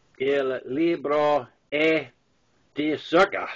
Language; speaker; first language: Italian; non-native, learner; English